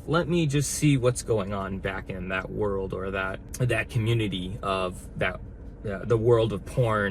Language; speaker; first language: English; native; English